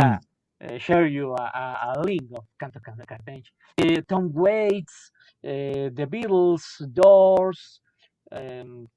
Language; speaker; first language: English; non-native, learner; Spanish